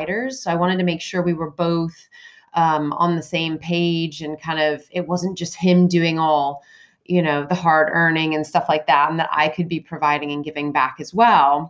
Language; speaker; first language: English; native; English